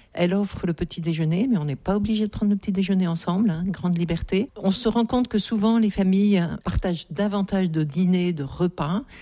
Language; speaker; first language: French; native; French